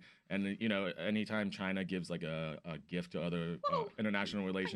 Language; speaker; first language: English; non-native, local second language; Cantonese